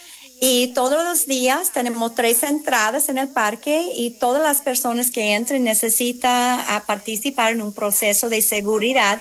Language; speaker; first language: Spanish; non-native, fluent; English